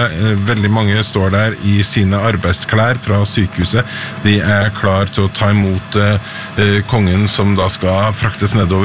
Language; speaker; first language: Norwegian; native; Norwegian